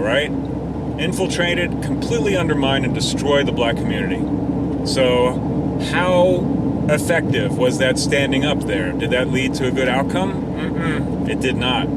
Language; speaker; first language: English; native; English